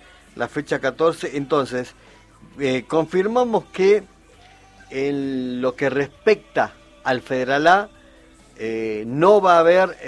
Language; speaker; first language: Spanish; native; Spanish